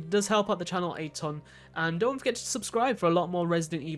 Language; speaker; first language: English; native; English